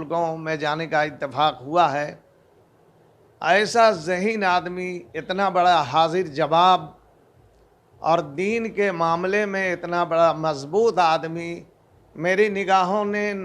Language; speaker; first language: Urdu; native; Urdu